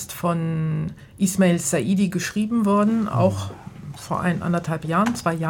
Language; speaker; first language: German; native; German